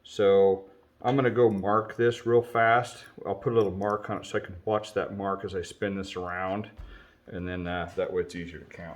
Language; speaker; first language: English; native; English